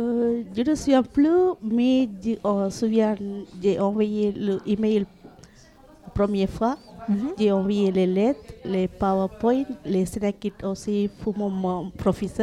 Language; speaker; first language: French; non-native, learner; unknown